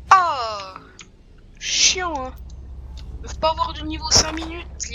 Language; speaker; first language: French; native; French